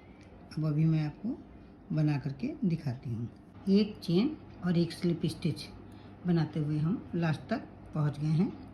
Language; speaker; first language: Hindi; native; Hindi